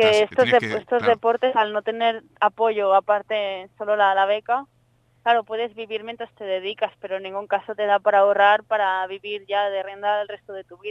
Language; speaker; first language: Spanish; native; Spanish